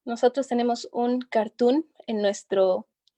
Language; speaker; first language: Spanish; native; Spanish